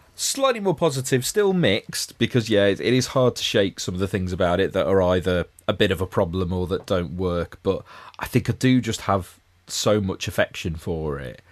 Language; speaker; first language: English; native; English